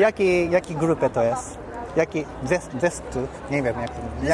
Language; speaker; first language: Polish; non-native, learner; Japanese